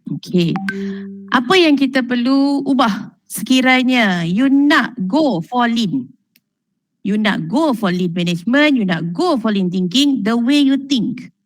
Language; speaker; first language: Malay; native; Malay